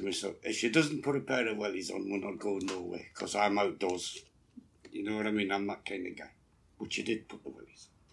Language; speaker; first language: English; native; English